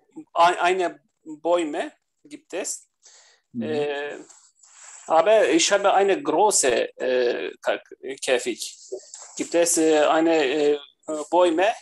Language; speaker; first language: German; non-native, learner; Turkish